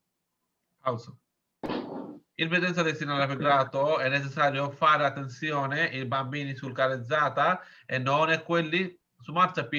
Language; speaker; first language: Italian; non-native, learner; Bangla